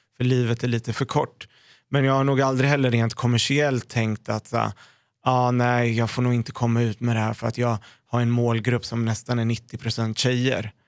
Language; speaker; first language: Swedish; early bilingual, other home language; Arabic